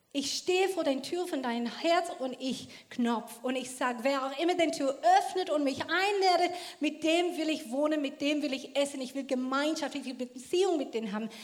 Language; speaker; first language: German; non-native, fluent; English